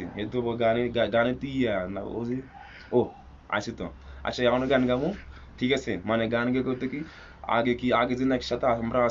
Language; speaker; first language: Bangla; non-native, fluent; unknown